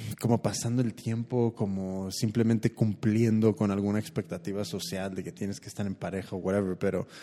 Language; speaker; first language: Spanish; early bilingual, heritage; Spanish